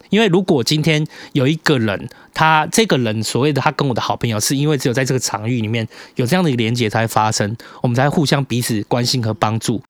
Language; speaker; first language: Chinese; native; Chinese